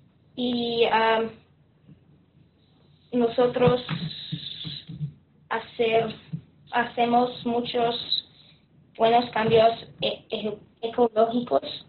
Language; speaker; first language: Spanish; non-native, learner; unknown